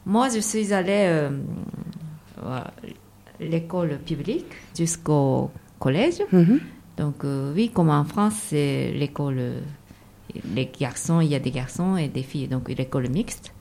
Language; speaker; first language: French; non-native, fluent; Japanese